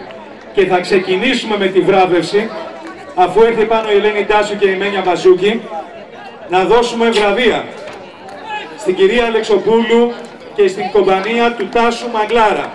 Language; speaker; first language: Greek; native; Greek